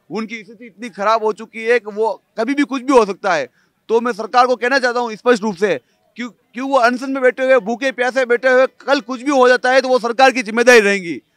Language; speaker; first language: Hindi; native; Hindi